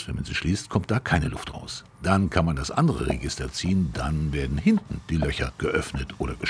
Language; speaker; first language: German; native; German